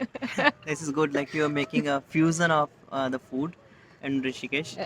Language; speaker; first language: English; non-native, local second language; Hindi